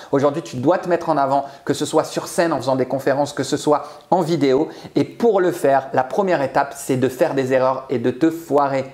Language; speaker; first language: French; native; French